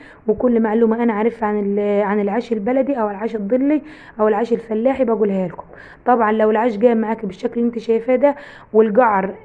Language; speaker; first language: Arabic; native; Arabic